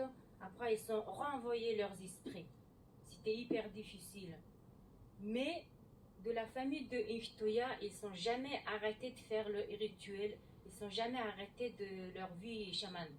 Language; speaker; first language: French; non-native, learner; Mongolian